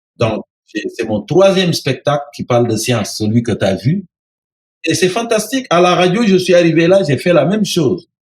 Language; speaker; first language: French; non-native, local second language; Serer